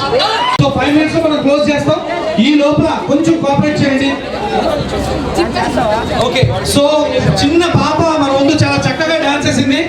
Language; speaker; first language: Telugu; native; Telugu